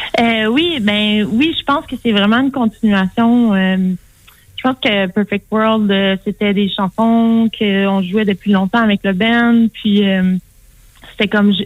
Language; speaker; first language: French; native; French